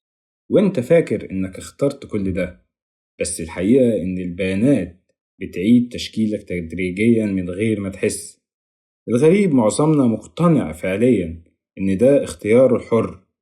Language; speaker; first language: Arabic; native; Arabic